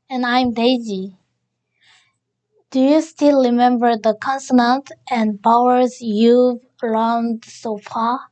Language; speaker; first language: English; non-native, learner; Korean